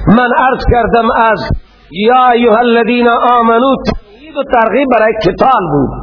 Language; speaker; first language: Persian; native; Persian